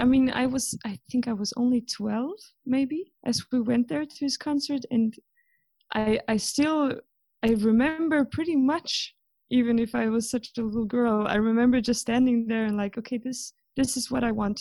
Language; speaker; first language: English; non-native, fluent; Swedish